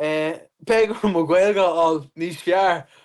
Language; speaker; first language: Irish; non-native, local second language; English